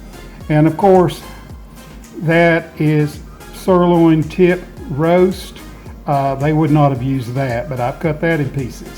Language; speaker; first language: English; native; English